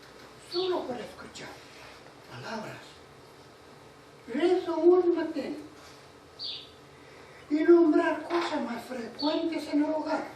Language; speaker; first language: Spanish; non-native, local second language; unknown